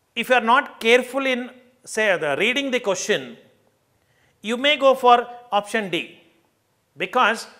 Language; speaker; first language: English; non-native, local second language; Kannada